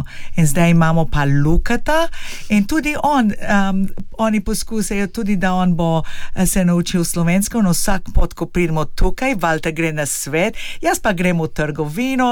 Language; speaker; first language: Slovenian; early bilingual, heritage; Slovenian